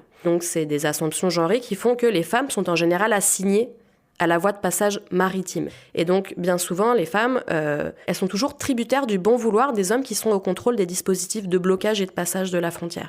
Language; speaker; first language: French; native; French